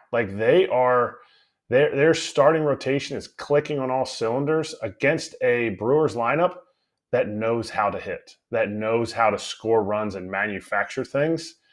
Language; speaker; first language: English; native; English